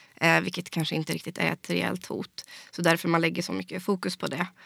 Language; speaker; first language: Swedish; native; Swedish